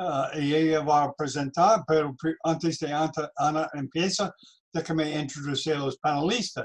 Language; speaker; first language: Spanish; non-native, learner; English